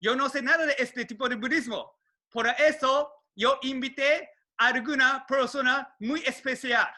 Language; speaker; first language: Spanish; non-native, learner; Japanese